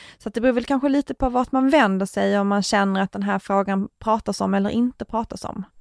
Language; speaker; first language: Swedish; native; Swedish